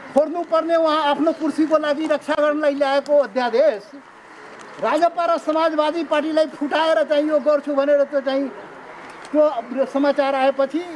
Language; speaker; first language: Nepali; non-native, local second language; Maithili